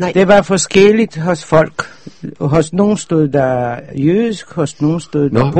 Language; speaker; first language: Danish; non-native, fluent; Polish